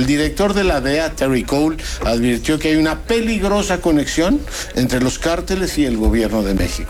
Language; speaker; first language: Spanish; native; Spanish